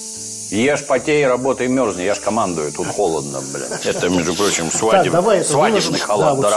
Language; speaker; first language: Russian; native; Russian